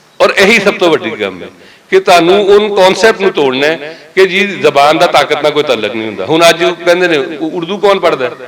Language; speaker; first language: Punjabi; native; Punjabi